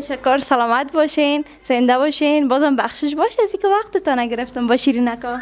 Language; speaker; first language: Persian; native; Persian